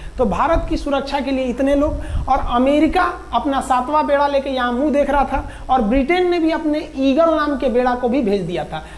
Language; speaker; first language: Hindi; native; Hindi